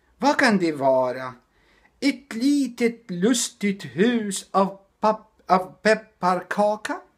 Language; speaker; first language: Swedish; non-native, fluent; Arabic